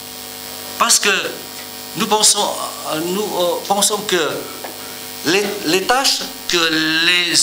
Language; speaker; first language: French; non-native, learner; Vietnamese